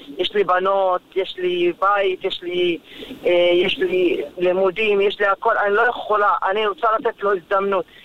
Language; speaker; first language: Hebrew; non-native, local second language; Arabic